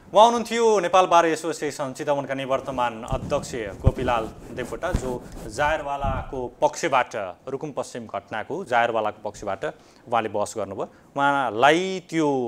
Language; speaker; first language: Nepali; native; Nepali